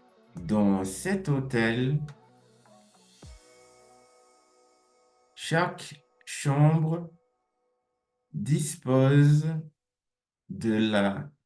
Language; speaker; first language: French; non-native, fluent; English